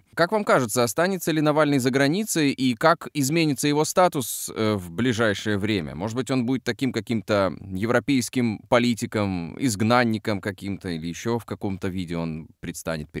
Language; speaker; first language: Russian; native; Russian